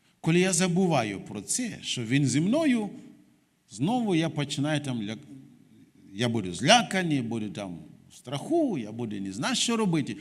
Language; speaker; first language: Ukrainian; non-native, fluent; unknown